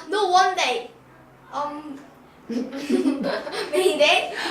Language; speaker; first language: English; non-native, learner; Korean